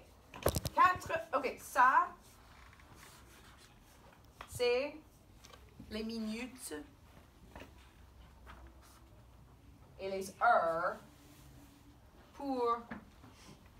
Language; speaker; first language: French; non-native, fluent; English